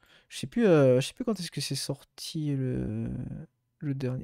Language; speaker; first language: French; native; French